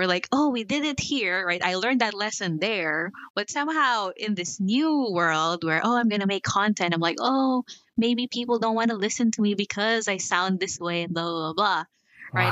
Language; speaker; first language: English; non-native, local second language; Filipino